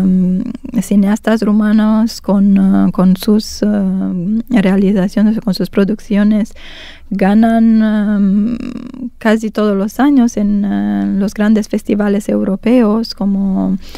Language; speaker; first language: Spanish; non-native, fluent; Romanian